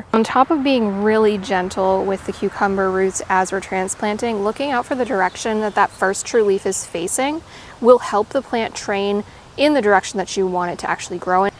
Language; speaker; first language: English; native; English